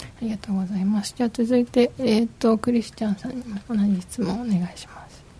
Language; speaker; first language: Japanese; native; Japanese